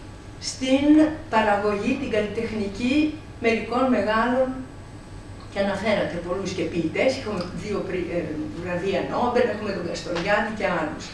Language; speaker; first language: Greek; native; Greek